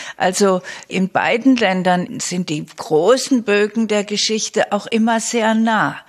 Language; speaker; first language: German; native; German